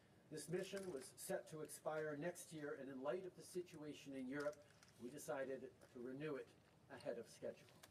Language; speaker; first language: English; early bilingual, other home language; French